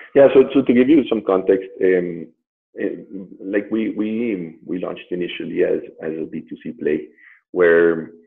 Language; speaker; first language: English; non-native, fluent; Spanish